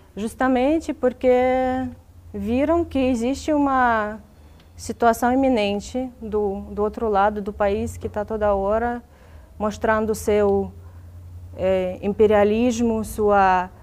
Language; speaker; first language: Portuguese; non-native, fluent; Russian